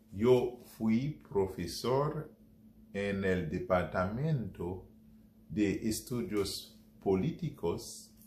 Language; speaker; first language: Spanish; non-native, fluent; Haitian Creole